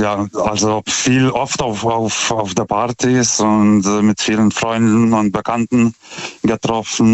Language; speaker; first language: German; native; German